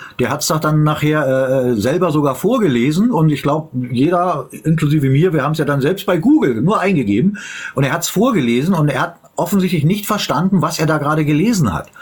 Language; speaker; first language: German; native; German